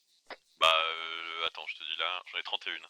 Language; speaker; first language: French; native; French